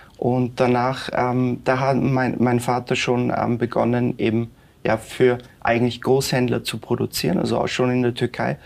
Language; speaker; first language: German; early bilingual, other home language; Turkish